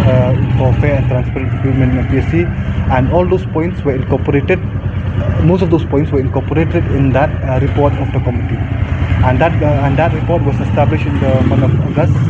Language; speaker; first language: English; non-native, local second language; Khasi